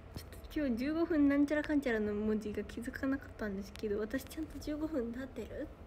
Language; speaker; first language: Japanese; native; Japanese